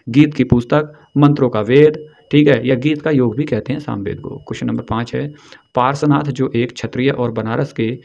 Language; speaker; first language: Hindi; native; Hindi